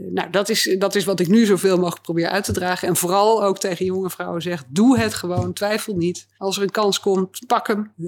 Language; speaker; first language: Dutch; native; Dutch